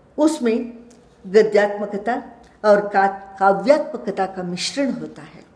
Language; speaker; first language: Hindi; non-native, local second language; Kannada